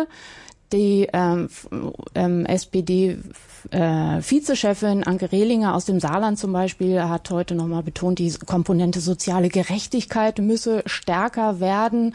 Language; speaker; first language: German; native; German